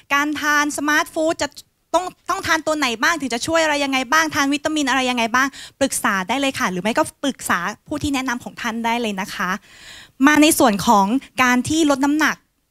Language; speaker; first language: Thai; native; Thai